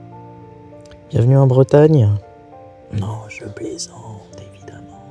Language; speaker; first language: French; native; French